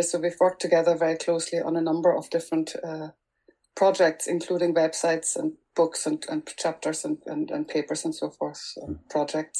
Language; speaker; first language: English; non-native, fluent; German